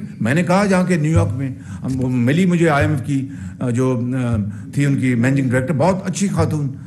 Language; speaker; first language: Urdu; non-native, local second language; Punjabi